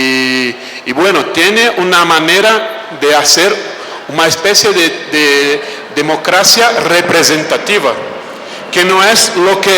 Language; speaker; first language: Spanish; non-native, fluent; Portuguese